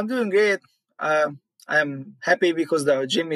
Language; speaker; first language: English; non-native, learner; Hungarian